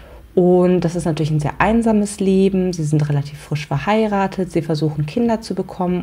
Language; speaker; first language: German; native; German